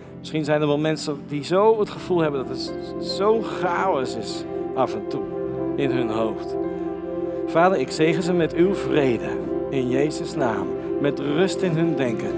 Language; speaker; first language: Dutch; native; Dutch